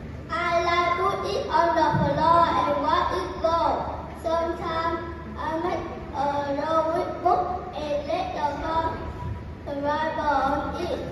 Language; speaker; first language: English; non-native, learner; Vietnamese